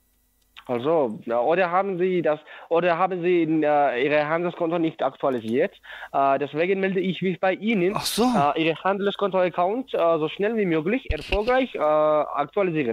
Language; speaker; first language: German; non-native, learner; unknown